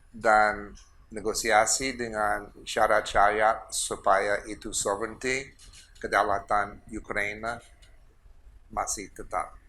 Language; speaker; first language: Indonesian; non-native, fluent; English